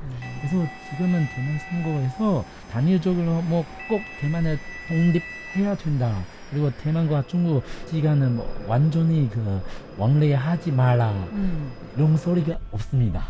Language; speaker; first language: Korean; non-native, fluent; Chinese